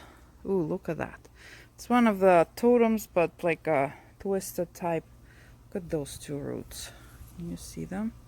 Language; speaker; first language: English; non-native, fluent; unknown